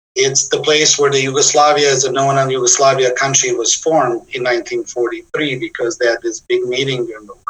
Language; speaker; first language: English; non-native, fluent; Bosnian